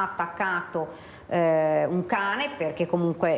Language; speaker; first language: Italian; native; Italian